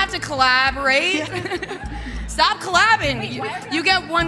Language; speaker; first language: English; native; English